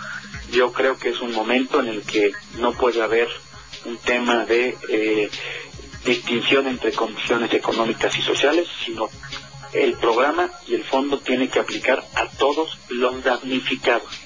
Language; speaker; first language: Spanish; native; Spanish